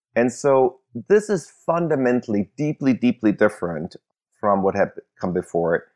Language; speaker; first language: English; early bilingual, other home language; German